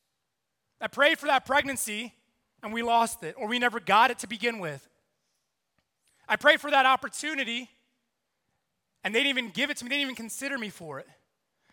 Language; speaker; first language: English; native; English